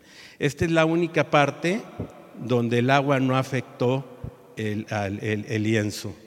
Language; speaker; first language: Spanish; native; Spanish